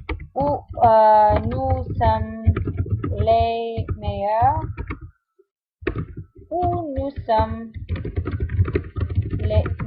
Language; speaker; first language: French; non-native, fluent; English